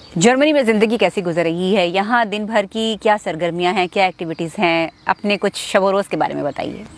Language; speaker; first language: Urdu; native; Urdu